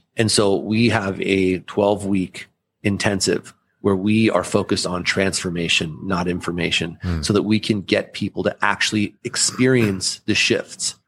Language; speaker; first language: English; early bilingual, other home language; German